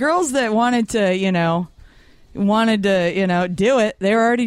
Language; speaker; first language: English; native; English